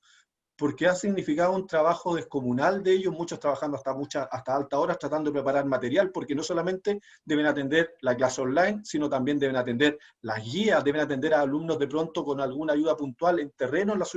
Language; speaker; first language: Spanish; native; Spanish